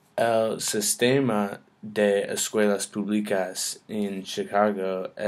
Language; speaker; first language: Spanish; non-native, learner; English